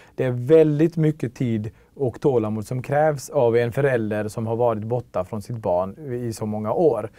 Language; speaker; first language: Swedish; early bilingual, other home language; Tigrinya